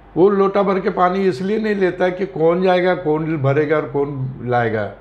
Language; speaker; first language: Hindi; non-native, local second language; Marathi